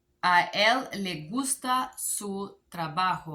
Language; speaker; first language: Spanish; non-native, learner; Bulgarian